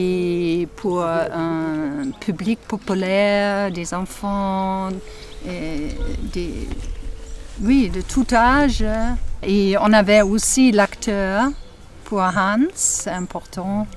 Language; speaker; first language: French; non-native, fluent; German